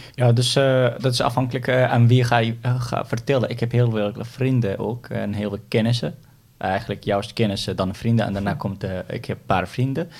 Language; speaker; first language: Dutch; non-native, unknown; Arabic